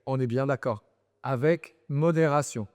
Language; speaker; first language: French; native; French